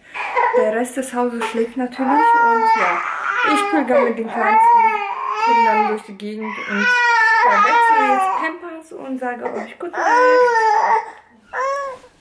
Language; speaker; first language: German; native; German